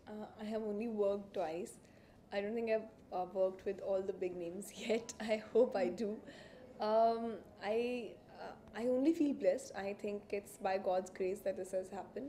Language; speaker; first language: English; non-native, local second language; Hindi